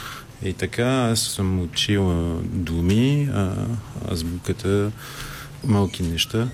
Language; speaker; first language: Bulgarian; non-native, learner; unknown